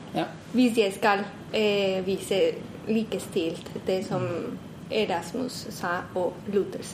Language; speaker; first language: Norwegian; non-native, fluent; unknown